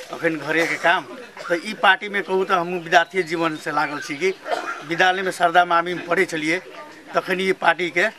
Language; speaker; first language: Maithili; non-native, local second language; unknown